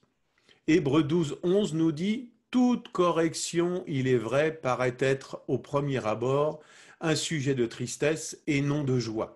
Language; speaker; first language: French; native; French